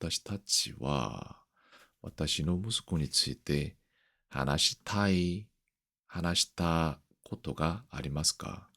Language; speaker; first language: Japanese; non-native, learner; Korean